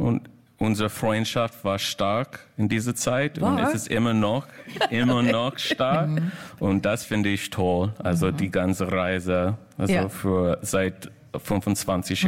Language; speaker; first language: German; non-native, learner; English